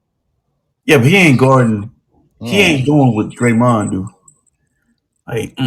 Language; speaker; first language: English; native; English